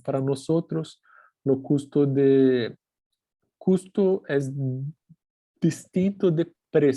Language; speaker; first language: Spanish; non-native, fluent; Portuguese